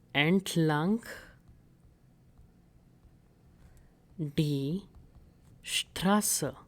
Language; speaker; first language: German; non-native, fluent; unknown